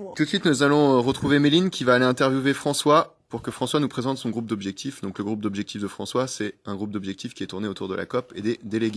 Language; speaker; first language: French; native; French